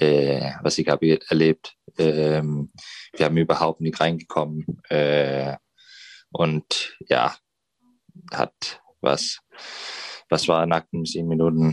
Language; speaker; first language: German; non-native, fluent; Danish